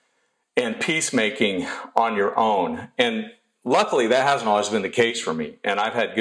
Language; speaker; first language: English; native; English